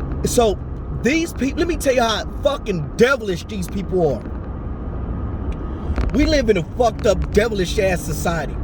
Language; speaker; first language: English; native; English